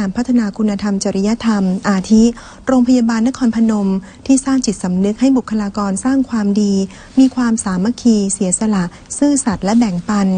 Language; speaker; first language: Thai; native; Thai